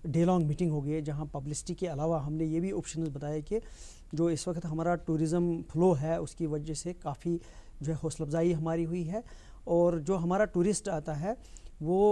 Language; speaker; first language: Hindi; non-native, local second language; Kashmiri